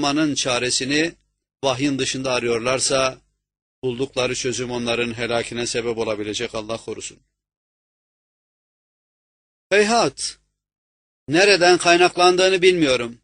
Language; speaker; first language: Turkish; native; Turkish